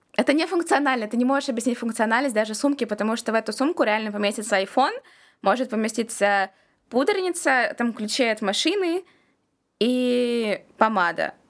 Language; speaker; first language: Russian; native; Russian